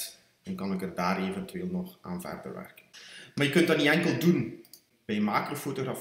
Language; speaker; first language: Dutch; native; Dutch